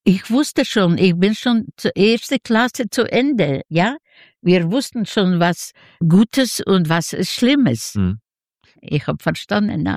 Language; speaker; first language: German; non-native, learner; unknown